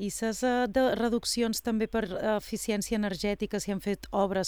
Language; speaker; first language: Catalan; native; Catalan